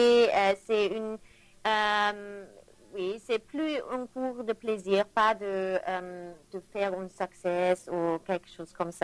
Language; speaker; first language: French; non-native, learner; German